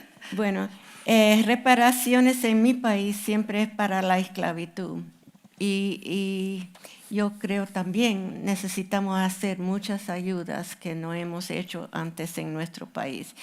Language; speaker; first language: Spanish; non-native, fluent; English